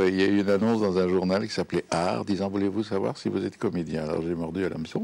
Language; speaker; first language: French; native; French